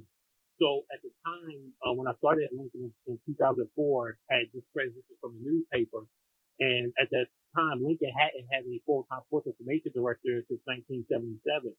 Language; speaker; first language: English; native; English